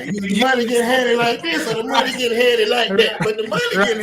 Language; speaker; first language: English; native; English